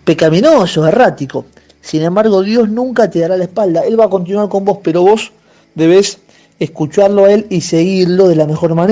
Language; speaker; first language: Spanish; native; Spanish